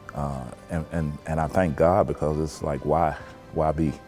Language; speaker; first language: English; native; English